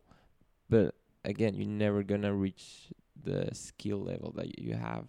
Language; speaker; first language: English; non-native, fluent; Spanish